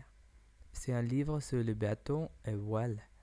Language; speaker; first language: French; non-native, learner; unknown